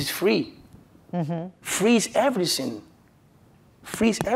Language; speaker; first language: English; non-native, learner; Spanish